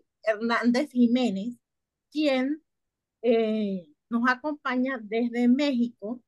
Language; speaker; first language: Spanish; native; Spanish